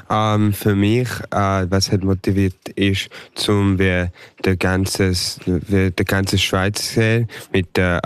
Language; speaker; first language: German; early bilingual, heritage; English